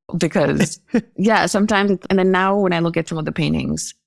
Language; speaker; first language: English; non-native, local second language; Hindi